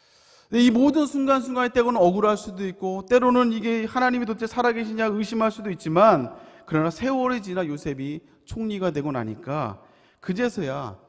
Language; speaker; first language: Korean; native; Korean